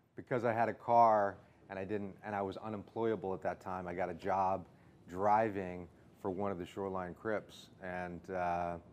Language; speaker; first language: English; native; English